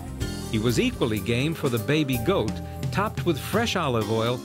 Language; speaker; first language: English; native; English